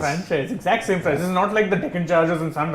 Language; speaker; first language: English; non-native, local second language; Hindi